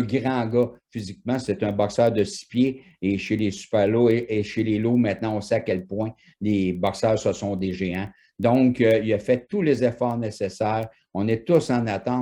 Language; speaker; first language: French; native; French